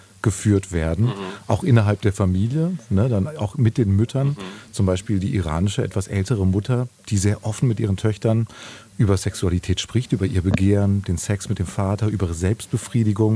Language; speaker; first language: German; native; German